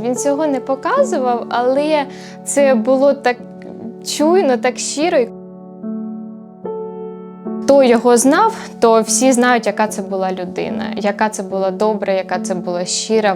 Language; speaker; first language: Ukrainian; native; Ukrainian